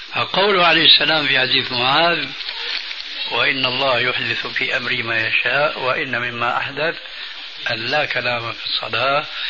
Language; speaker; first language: Arabic; early bilingual, other home language; Albanian